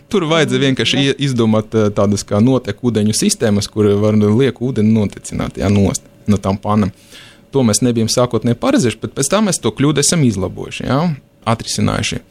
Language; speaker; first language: Latvian; non-native, local second language; Russian